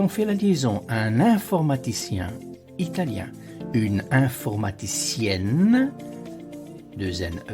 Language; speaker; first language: French; non-native, fluent; Italian